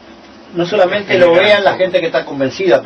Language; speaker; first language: Spanish; native; Spanish